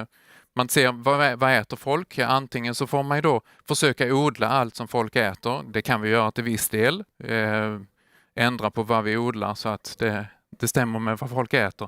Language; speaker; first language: Swedish; native; Swedish